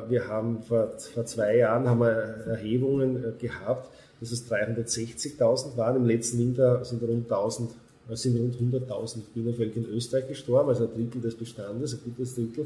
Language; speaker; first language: German; native; German